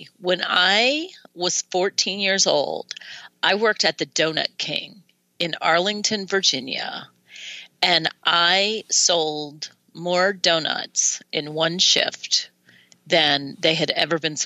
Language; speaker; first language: English; native; English